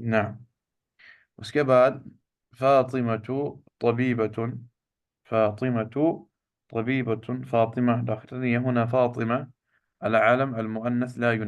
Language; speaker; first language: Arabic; non-native, fluent; Urdu